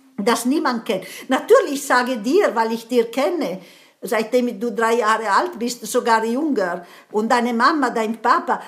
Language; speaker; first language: German; non-native, fluent; Italian